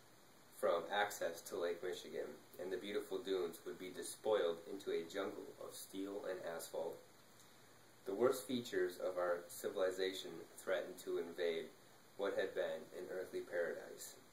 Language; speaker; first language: English; native; English